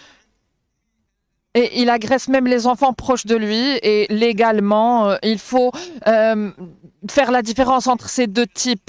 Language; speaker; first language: French; non-native, local second language; Arabic